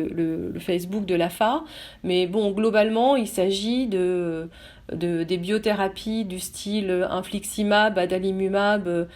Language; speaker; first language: French; native; French